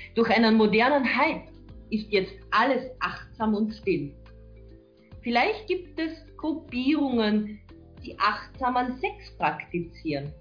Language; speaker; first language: German; native; German